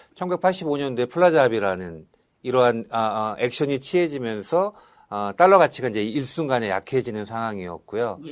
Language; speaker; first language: Korean; native; Korean